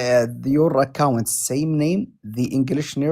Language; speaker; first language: English; non-native, learner; Arabic